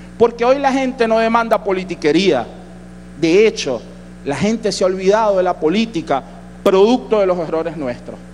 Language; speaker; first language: Spanish; native; Spanish